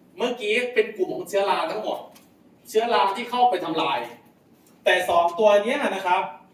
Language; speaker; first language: Thai; non-native, local second language; Lao